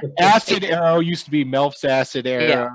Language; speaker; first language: English; native; English